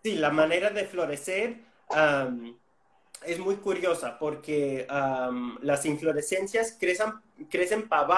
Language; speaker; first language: Spanish; non-native, fluent; English